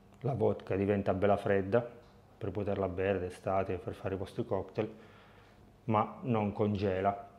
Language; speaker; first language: Italian; native; Italian